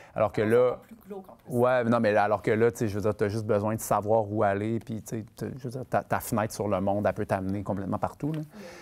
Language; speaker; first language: French; native; French